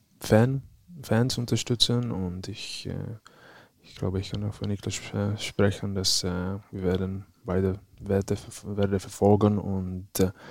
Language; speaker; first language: German; non-native, fluent; Czech